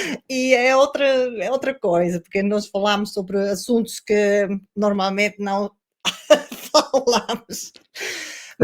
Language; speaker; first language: Portuguese; non-native, learner; Dutch